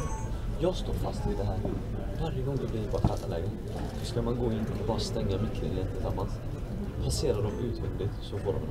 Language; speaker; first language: Swedish; native; Swedish